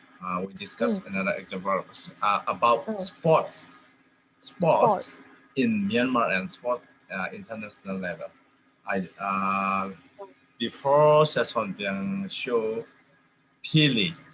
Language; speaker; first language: English; non-native, learner; Tedim Chin